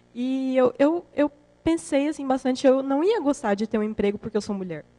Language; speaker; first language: Portuguese; native; Portuguese